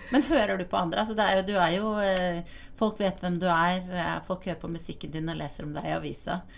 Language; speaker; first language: Norwegian; native; Norwegian